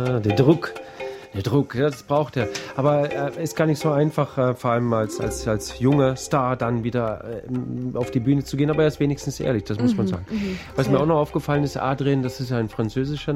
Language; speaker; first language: German; native; German